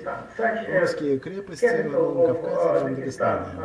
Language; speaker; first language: Russian; non-native, local second language; Azerbaijani